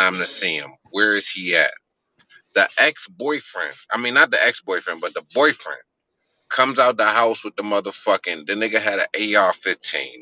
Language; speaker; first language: English; native; English